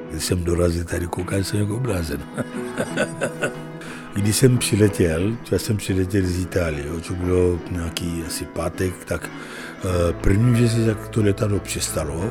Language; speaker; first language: Czech; non-native, fluent; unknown